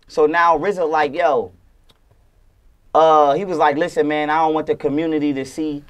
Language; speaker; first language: English; native; English